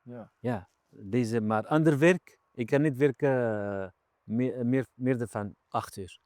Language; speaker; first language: Dutch; non-native, learner; Arabic